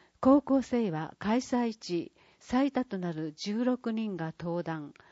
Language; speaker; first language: Japanese; native; Japanese